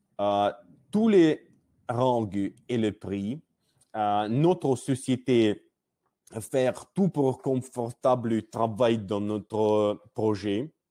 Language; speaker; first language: French; non-native, learner; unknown